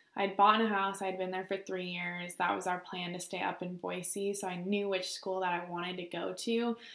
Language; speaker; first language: English; native; English